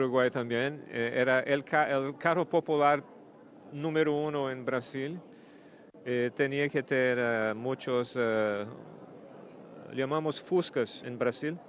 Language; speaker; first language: Spanish; non-native, fluent; Portuguese